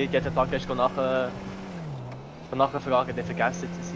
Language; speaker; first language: German; native; German